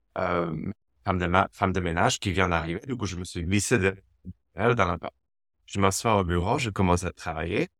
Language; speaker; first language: French; non-native, fluent; Slovak